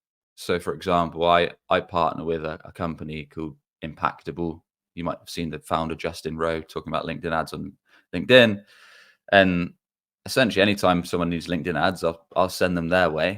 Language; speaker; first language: English; native; English